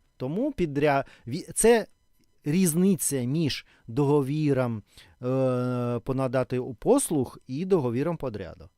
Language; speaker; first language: Ukrainian; non-native, local second language; Russian